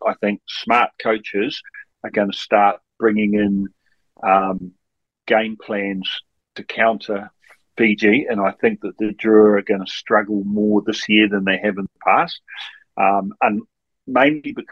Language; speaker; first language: English; native; English